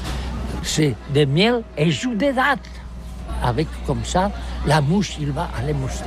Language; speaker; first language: French; non-native, learner; Catalan